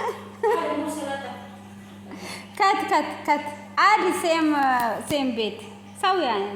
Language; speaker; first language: Arabic; non-native, learner; Amharic